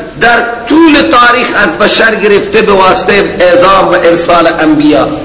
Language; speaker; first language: Persian; native; Persian